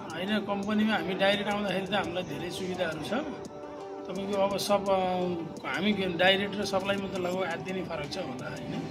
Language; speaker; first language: Nepali; native; Nepali